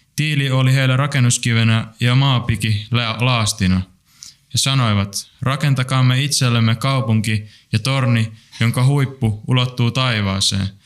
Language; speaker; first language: Finnish; native; Finnish